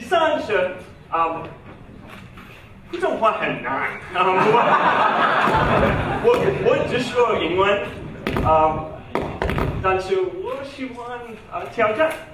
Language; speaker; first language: Chinese; non-native, learner; English